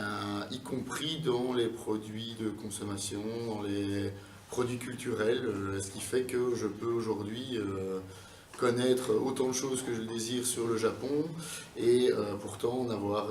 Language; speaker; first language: French; native; French